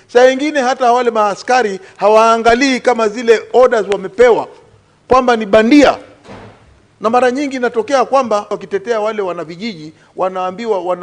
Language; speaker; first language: Swahili; native; Swahili